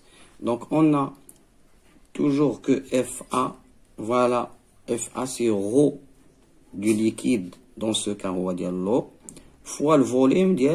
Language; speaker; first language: French; non-native, local second language; Arabic